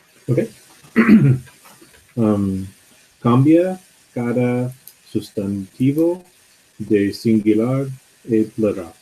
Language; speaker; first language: Spanish; non-native, learner; English